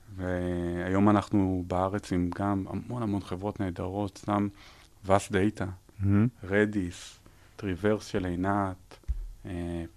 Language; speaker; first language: Hebrew; native; Hebrew